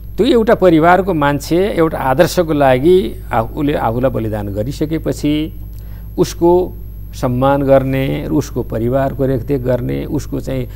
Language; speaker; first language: Nepali; native; Nepali